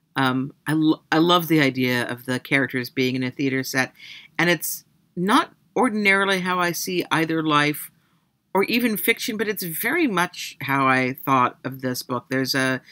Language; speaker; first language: English; native; English